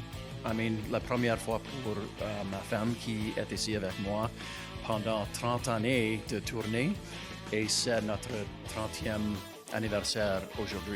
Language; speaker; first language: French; non-native, local second language; English